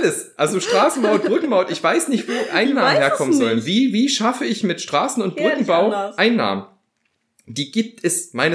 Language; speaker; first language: German; native; German